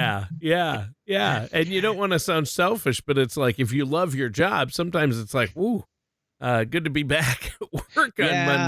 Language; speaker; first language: English; native; English